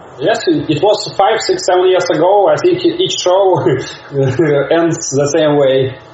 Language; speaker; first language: English; non-native, learner; Russian